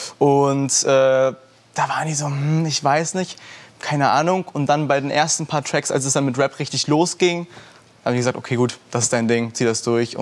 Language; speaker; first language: German; early bilingual, heritage; German